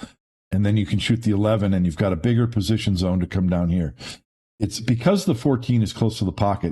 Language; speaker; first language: English; native; English